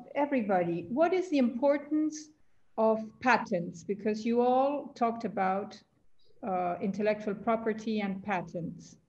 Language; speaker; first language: English; non-native, fluent; Spanish